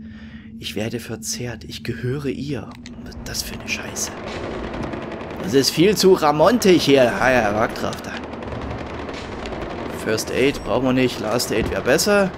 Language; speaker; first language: German; native; German